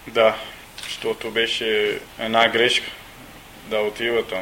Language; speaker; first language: Bulgarian; non-native, learner; Portuguese